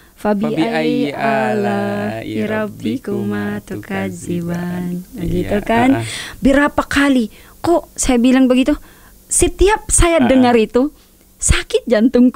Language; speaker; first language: Indonesian; non-native, learner; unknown